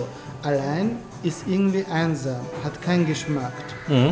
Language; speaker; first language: German; non-native, learner; Turkish